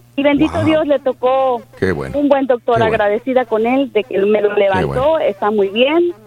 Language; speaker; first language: Spanish; native; Spanish